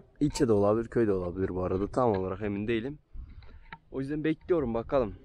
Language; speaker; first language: Turkish; native; Turkish